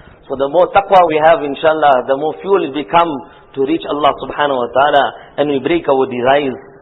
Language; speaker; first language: English; native; English